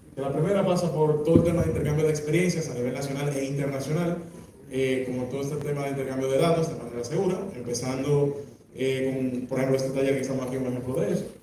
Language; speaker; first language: Spanish; native; Spanish